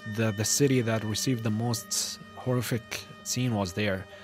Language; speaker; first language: English; non-native, fluent; Arabic